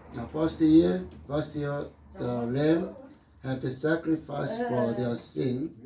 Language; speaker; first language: English; non-native, learner; Korean